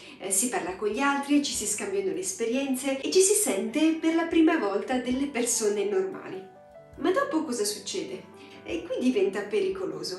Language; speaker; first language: Italian; native; Italian